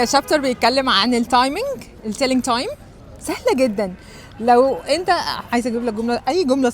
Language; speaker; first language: Arabic; native; Arabic